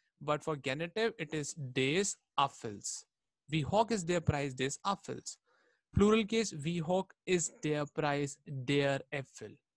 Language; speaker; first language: German; non-native, fluent; Hindi